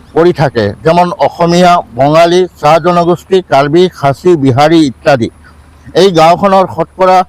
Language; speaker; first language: Assamese; non-native, local second language; Bangla